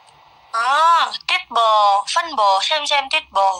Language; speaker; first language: Vietnamese; non-native, learner; Indonesian